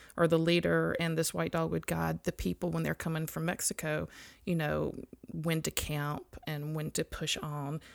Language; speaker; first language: English; native; English